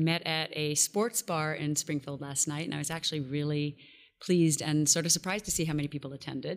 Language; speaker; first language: English; native; English